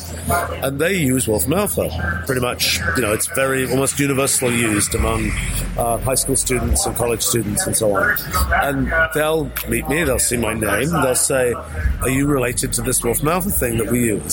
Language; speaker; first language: English; native; English